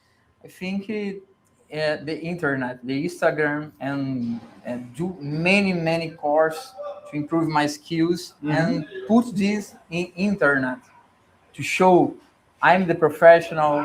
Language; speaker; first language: English; non-native, learner; Portuguese